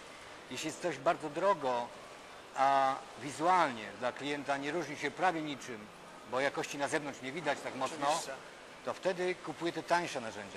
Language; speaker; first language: Polish; native; Polish